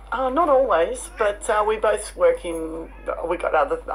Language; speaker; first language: English; native; English